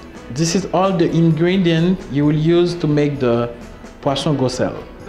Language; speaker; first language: English; non-native, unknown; Haitian Creole